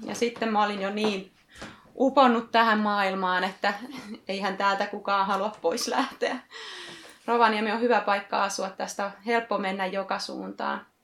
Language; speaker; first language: Finnish; early bilingual, other home language; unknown